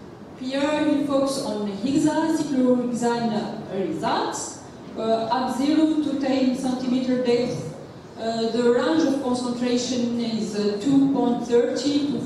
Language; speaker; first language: English; non-native, local second language; Arabic